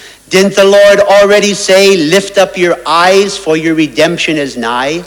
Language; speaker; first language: English; native; English